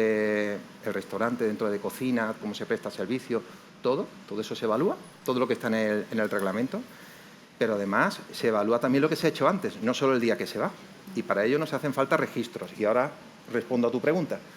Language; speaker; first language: Spanish; native; Spanish